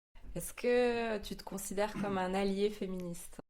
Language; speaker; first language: French; native; French